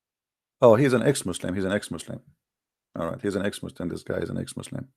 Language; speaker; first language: English; non-native, fluent; Arabic